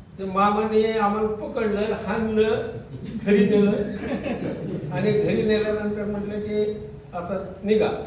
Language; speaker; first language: Marathi; non-native, local second language; Urdu